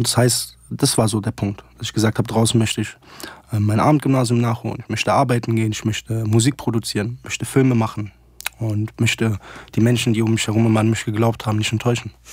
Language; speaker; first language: German; early bilingual, other home language; Arabic